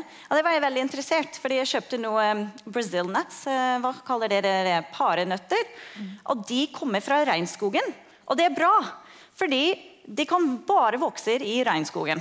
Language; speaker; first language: Norwegian; non-native, fluent; English